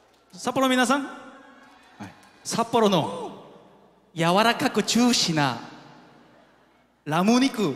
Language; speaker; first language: Japanese; non-native, fluent; Korean